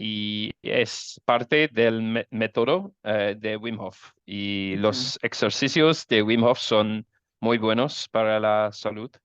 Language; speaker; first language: Spanish; non-native, learner; English